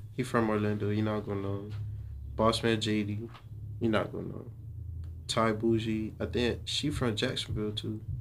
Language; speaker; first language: English; early bilingual, other home language; Haitian Creole